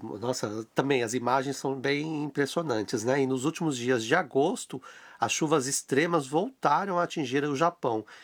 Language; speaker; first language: Portuguese; native; Portuguese